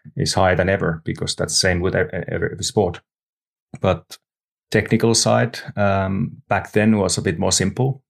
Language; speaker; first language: English; non-native, fluent; Finnish